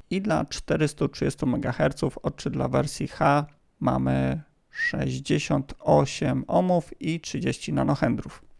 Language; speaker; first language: Polish; native; Polish